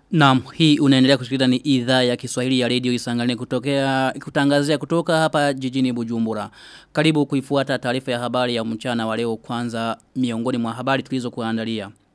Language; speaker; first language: Swahili; non-native, local second language; Rundi